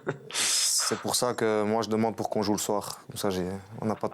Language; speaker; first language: French; native; French